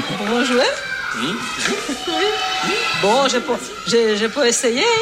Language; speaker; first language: French; non-native, learner; Portuguese